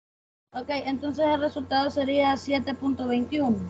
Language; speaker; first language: Spanish; native; Spanish